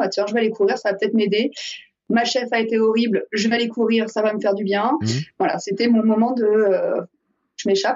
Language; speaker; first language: French; native; French